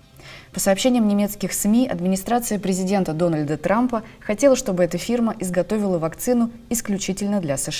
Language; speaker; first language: Russian; native; Russian